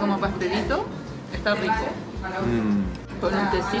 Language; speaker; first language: Spanish; native; Spanish